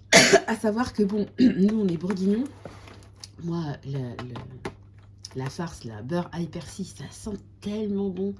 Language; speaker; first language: French; native; French